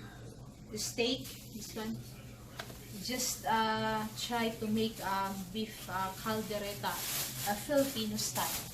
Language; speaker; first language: English; non-native, local second language; Filipino